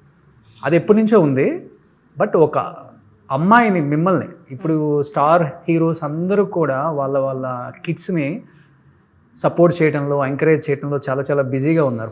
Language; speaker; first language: Telugu; native; Telugu